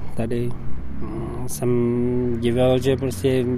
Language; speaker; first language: Czech; non-native, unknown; Tibetan